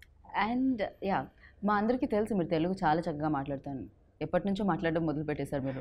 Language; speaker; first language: Telugu; native; Telugu